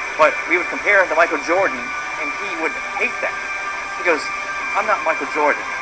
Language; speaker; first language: English; native; English